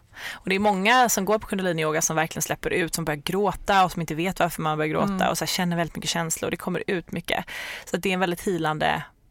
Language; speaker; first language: Swedish; native; Swedish